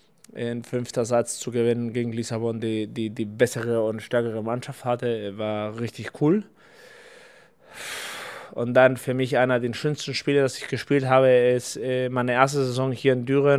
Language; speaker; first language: German; non-native, fluent; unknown